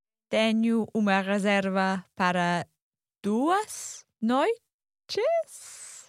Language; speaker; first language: Portuguese; non-native, learner; English